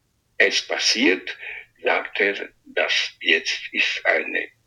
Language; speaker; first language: German; non-native, fluent; Italian